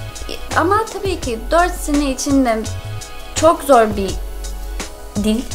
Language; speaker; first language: Turkish; non-native, learner; English